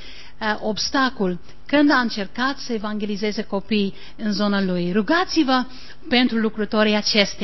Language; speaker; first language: Romanian; non-native, learner; English